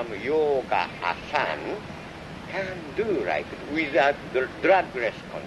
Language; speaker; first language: English; non-native, learner; Japanese